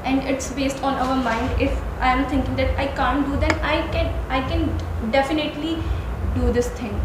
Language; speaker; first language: English; non-native, learner; Hindi